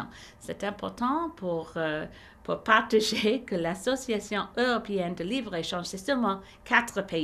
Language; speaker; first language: French; non-native, learner; English